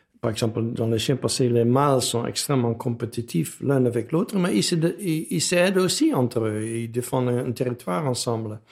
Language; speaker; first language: French; non-native, fluent; Dutch